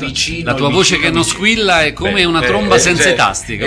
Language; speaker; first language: Italian; native; Italian